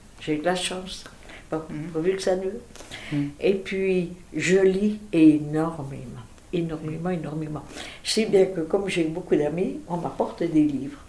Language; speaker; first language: French; native; French